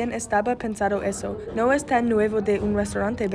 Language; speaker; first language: Spanish; non-native, learner; English